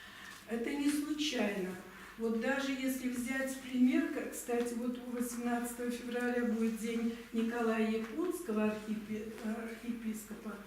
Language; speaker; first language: Russian; native; Russian